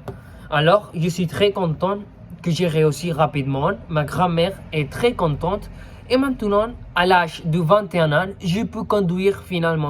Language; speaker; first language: French; non-native, fluent; Spanish